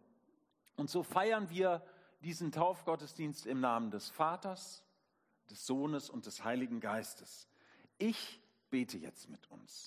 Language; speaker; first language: German; native; German